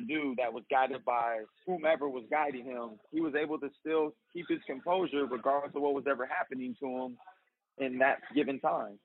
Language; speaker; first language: English; native; English